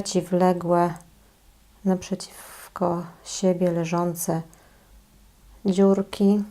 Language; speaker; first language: Polish; native; Polish